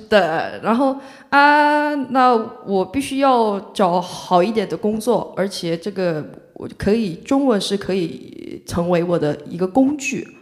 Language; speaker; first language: Chinese; non-native, fluent; Korean